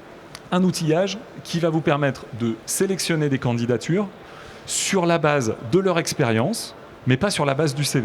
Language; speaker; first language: French; native; French